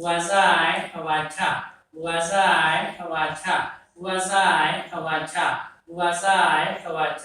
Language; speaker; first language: Chinese; non-native, learner; Urdu